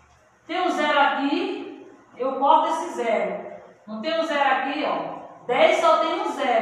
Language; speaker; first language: Portuguese; native; Portuguese